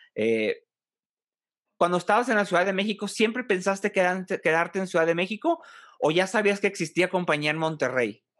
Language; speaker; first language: Spanish; native; Spanish